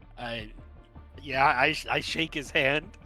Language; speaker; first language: English; native; English